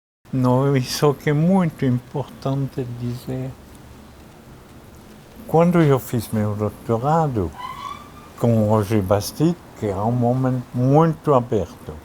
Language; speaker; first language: Portuguese; non-native, fluent; French